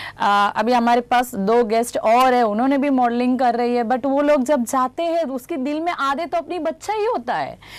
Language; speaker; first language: Hindi; non-native, local second language; Gujarati